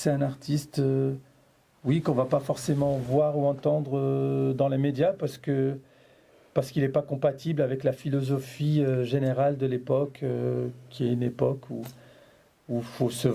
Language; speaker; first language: French; native; French